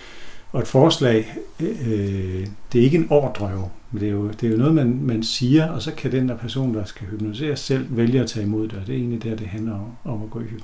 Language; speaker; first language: Danish; native; Danish